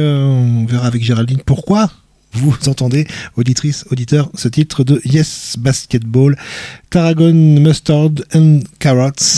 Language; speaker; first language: French; native; French